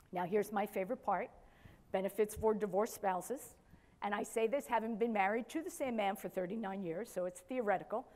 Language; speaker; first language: English; native; English